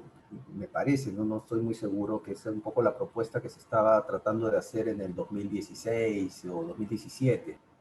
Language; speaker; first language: Spanish; native; Spanish